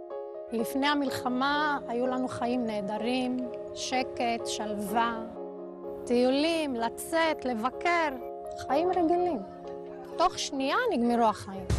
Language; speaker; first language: Hebrew; non-native, local second language; Arabic